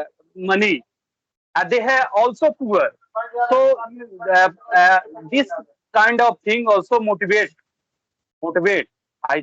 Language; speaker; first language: English; non-native, learner; Bhojpuri